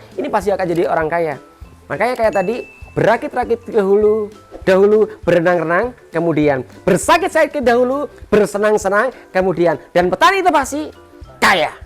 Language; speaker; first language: Indonesian; non-native, local second language; Javanese